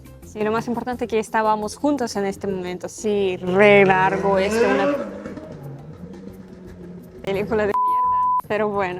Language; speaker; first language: Spanish; non-native, learner; Russian